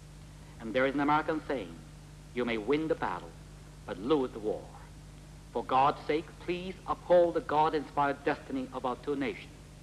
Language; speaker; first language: English; non-native, local second language; Korean